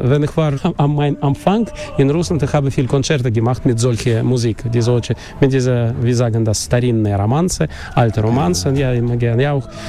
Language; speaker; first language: German; non-native, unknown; Russian